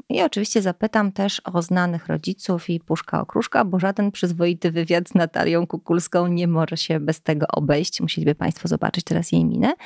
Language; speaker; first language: Polish; native; Polish